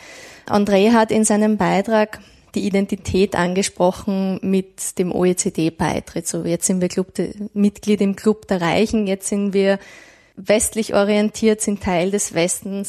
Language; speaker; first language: German; native; German